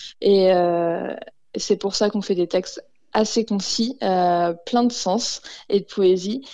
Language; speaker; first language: French; native; French